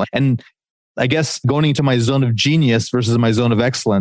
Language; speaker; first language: English; native; English